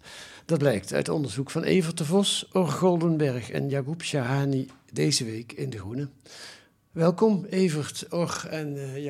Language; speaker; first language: Dutch; native; Dutch